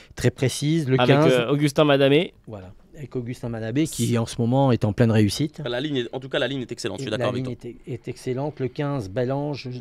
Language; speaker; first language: French; native; French